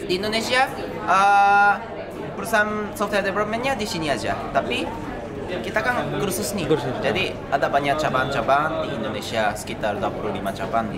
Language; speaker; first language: Indonesian; non-native, fluent; Japanese